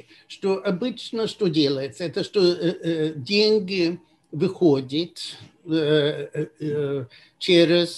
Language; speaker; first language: Russian; non-native, fluent; Swedish